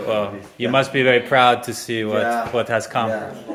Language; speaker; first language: English; native; English